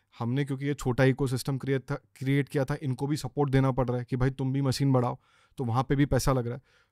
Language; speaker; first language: Hindi; native; Hindi